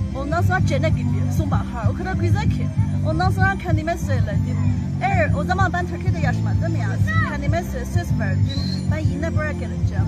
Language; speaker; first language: Turkish; non-native, learner; Chinese